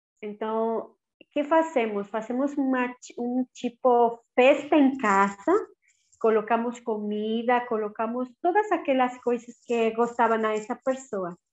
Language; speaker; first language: Portuguese; non-native, learner; Spanish